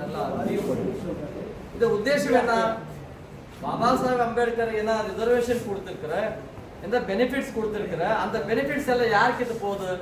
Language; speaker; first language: Tamil; non-native, learner; Kannada